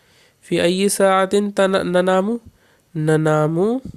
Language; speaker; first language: Arabic; non-native, fluent; Urdu